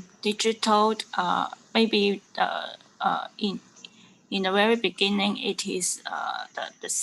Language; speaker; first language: English; non-native, learner; Chinese